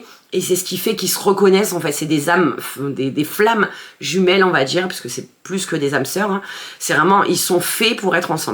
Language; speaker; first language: French; native; French